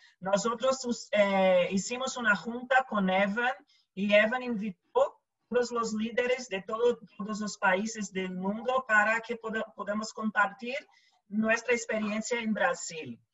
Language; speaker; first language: Spanish; non-native, learner; Portuguese